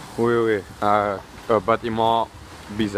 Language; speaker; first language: French; non-native, learner; Dutch